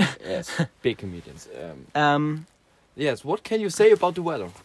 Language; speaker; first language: English; non-native, learner; German